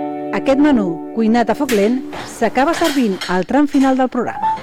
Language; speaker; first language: Catalan; native; Catalan